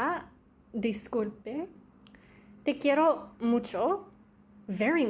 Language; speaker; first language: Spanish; non-native, learner; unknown